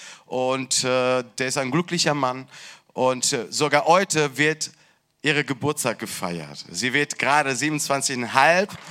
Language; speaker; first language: German; non-native, learner; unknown